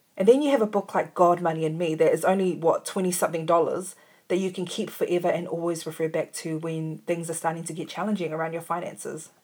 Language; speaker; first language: English; native; English